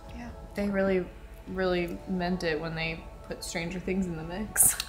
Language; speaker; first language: English; native; English